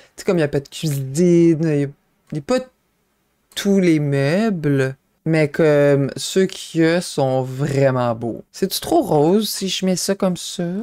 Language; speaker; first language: French; native; French